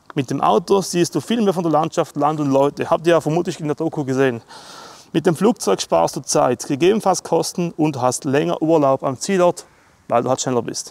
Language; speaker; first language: German; native; German